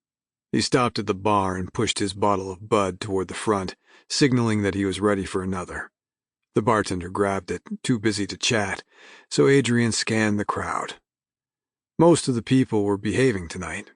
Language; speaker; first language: English; native; English